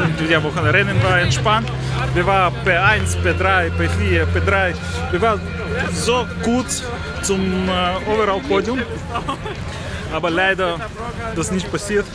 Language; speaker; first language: German; non-native, learner; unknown